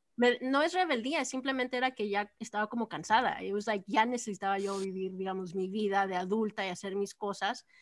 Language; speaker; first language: Spanish; early bilingual, heritage; Spanish